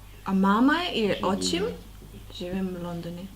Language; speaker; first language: Slovenian; non-native, learner; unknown